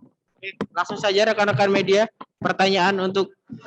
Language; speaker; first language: Indonesian; native; Indonesian